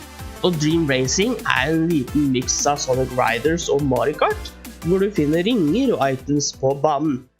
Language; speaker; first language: Norwegian; native; Norwegian